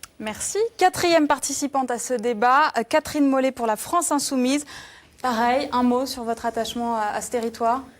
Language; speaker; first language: French; native; French